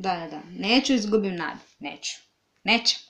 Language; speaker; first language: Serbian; non-native, learner; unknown